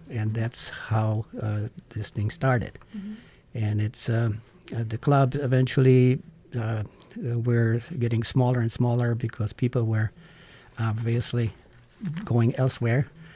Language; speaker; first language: English; non-native, fluent; Czech